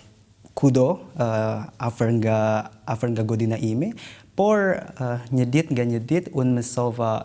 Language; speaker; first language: Albanian; non-native, learner; Indonesian